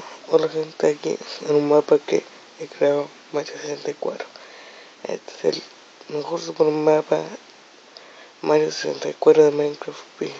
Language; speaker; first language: Spanish; native; Spanish